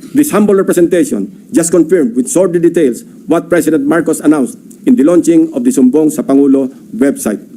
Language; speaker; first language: English; non-native, local second language; Filipino